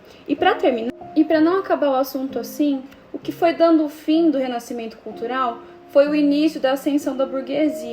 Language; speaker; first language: Portuguese; native; Portuguese